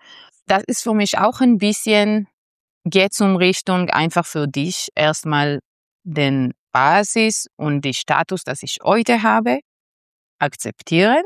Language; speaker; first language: German; non-native, fluent; Hebrew